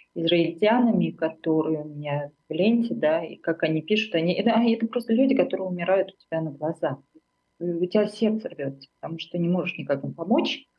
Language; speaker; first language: Russian; non-native, local second language; Armenian